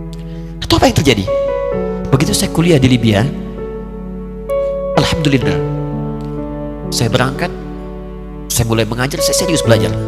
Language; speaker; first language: Indonesian; native; Indonesian